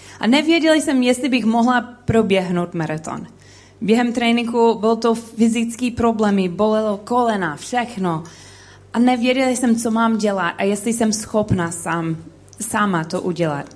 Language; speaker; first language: Czech; non-native, learner; English